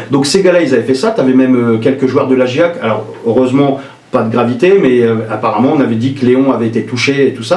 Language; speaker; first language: French; native; French